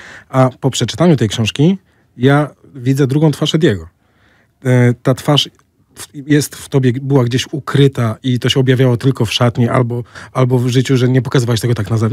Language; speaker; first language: Polish; native; Polish